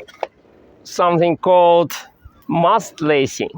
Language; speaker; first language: English; non-native, fluent; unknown